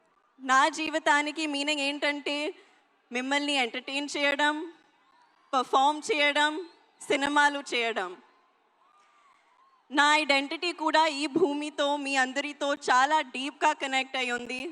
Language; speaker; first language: Telugu; non-native, learner; Hindi